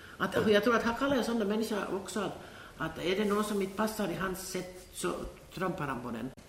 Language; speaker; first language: Swedish; native; Swedish